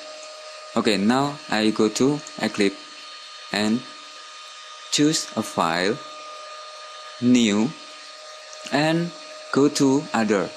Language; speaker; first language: English; non-native, learner; Indonesian